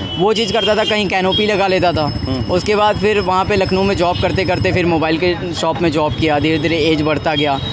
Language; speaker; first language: Hindi; native; Hindi